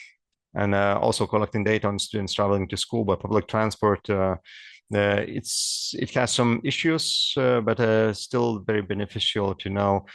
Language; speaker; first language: English; non-native, fluent; Lithuanian